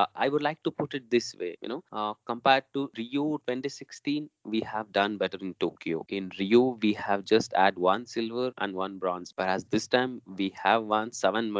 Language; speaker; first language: English; non-native, local second language; Kannada